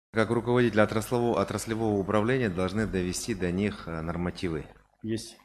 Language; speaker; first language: Russian; non-native, local second language; Kazakh